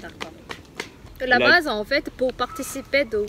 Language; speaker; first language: French; non-native, fluent; Korean